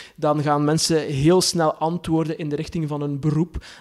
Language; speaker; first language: Dutch; native; Dutch